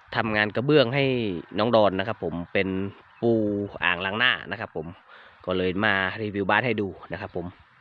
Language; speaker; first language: Thai; native; Thai